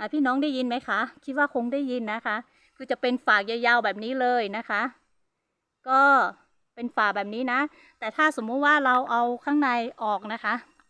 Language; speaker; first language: Thai; non-native, local second language; Hmong